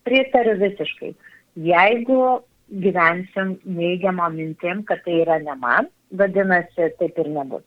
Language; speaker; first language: Lithuanian; native; Lithuanian